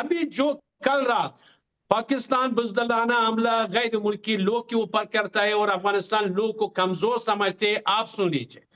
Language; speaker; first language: Hindi; non-native, fluent; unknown